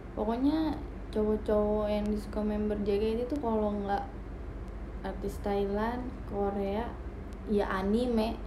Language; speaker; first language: Indonesian; native; Indonesian